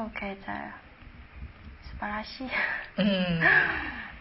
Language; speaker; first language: Japanese; non-native, learner; Chinese